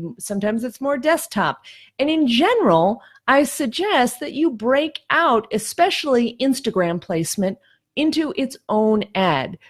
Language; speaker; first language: English; native; English